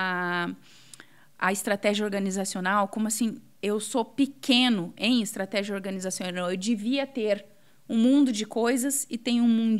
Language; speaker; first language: Portuguese; native; Portuguese